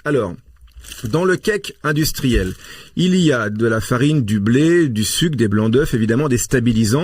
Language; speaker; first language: French; native; French